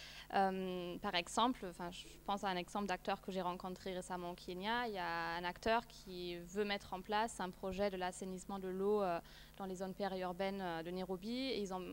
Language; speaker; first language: French; non-native, fluent; German